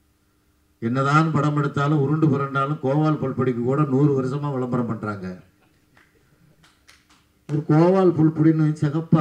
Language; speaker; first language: Tamil; native; Tamil